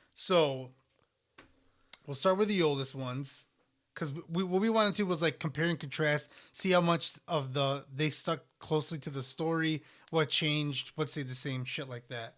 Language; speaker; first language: English; native; English